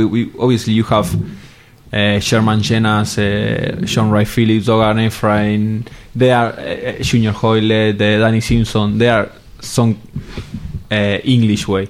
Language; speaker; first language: English; non-native, fluent; Spanish